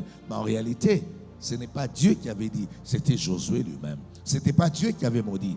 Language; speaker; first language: French; non-native, local second language; Lingala